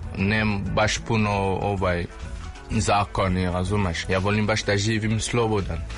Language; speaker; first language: Serbian; non-native, learner; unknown